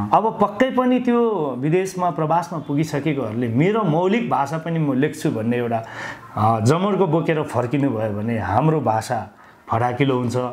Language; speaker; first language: Nepali; non-native, local second language; Eastern Tamang